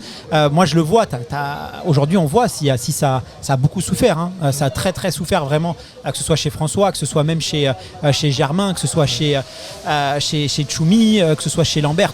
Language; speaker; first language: French; native; French